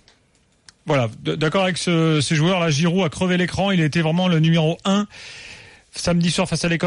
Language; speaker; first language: French; native; French